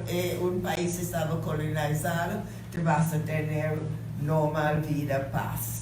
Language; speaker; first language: Spanish; non-native, fluent; English